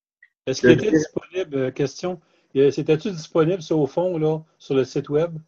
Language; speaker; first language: French; native; French